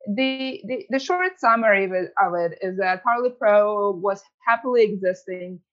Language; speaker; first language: English; early bilingual, other home language; Ukrainian